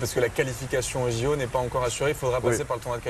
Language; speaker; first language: French; native; French